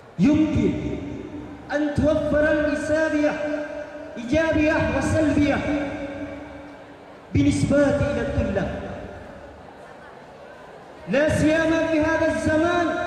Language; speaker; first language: Arabic; non-native, learner; Indonesian